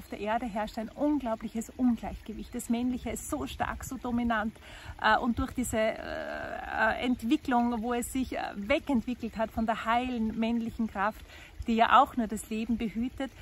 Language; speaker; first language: German; native; German